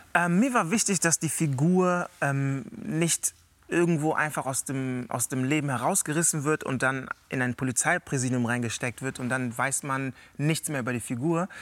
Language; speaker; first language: German; native; German